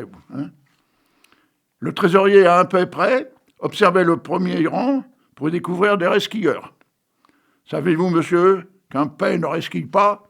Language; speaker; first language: French; native; French